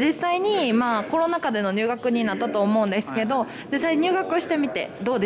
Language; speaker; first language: Japanese; native; Japanese